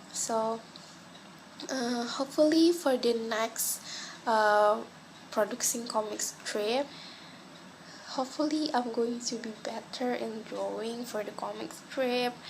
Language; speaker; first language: English; non-native, local second language; Malay